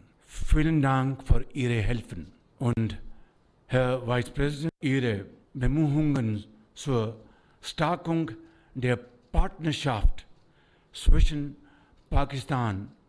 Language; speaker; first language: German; non-native, learner; Punjabi